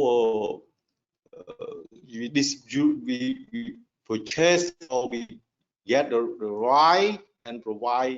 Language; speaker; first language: English; non-native, learner; Khmer